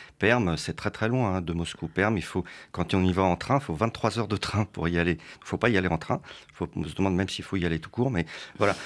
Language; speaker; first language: French; early bilingual, other home language; Russian